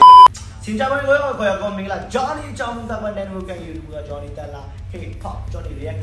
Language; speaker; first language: Vietnamese; non-native, learner; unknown